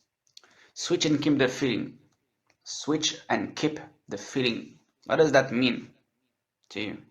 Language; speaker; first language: English; non-native, learner; French